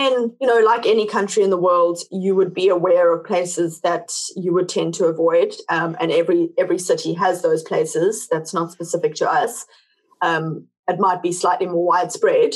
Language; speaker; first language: English; native; English